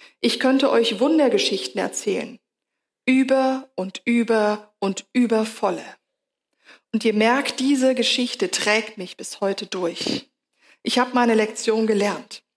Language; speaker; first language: German; native; German